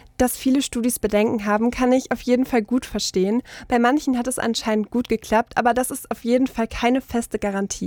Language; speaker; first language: German; native; German